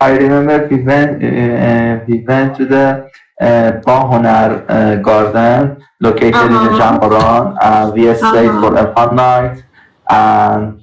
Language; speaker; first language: English; non-native, learner; Persian